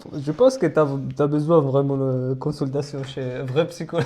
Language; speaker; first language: French; non-native, fluent; Georgian